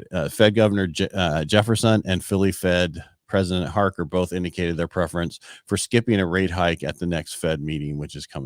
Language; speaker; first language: English; native; English